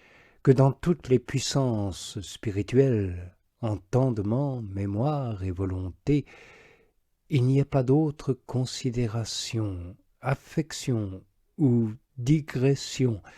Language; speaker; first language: French; native; French